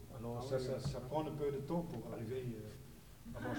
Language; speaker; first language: French; non-native, learner; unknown